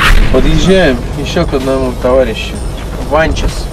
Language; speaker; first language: Russian; native; Russian